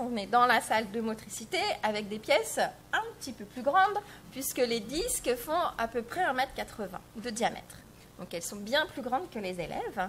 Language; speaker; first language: French; native; French